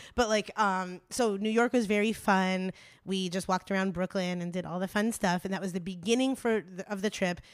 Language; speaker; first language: English; native; English